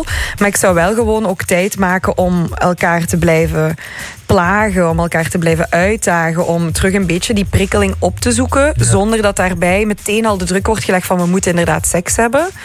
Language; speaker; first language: Dutch; native; Dutch